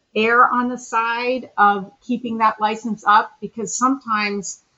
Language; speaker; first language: English; native; English